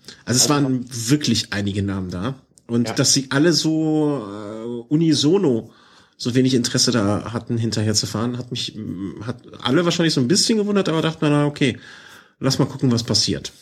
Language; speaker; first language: German; native; German